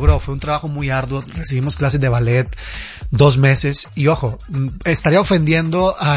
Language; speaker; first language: Spanish; native; Spanish